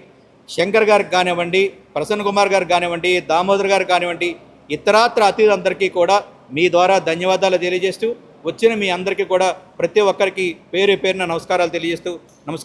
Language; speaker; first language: Telugu; native; Telugu